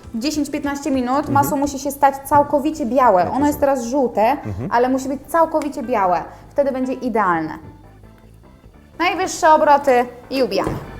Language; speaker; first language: Polish; native; Polish